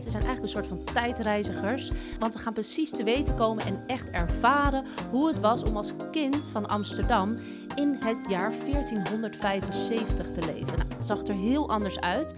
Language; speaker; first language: Dutch; native; Dutch